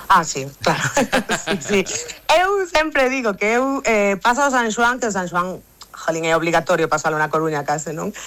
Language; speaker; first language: Galician; non-native, local second language; Spanish